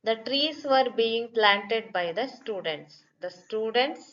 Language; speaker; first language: English; non-native, local second language; Kannada